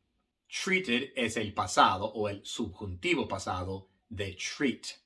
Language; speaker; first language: Spanish; non-native, fluent; English